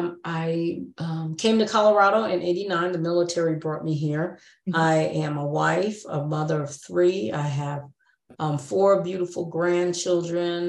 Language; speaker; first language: English; native; English